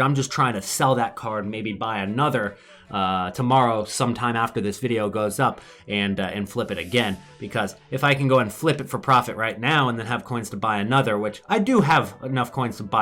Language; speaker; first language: English; native; English